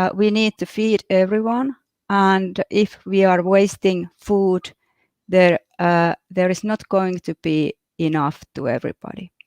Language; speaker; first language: English; non-native, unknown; Finnish